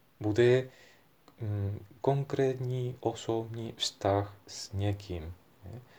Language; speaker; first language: Czech; non-native, fluent; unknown